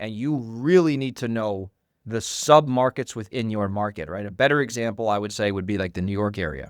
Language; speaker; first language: English; native; English